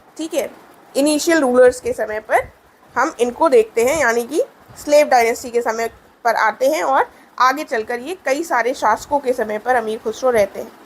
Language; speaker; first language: Hindi; native; Hindi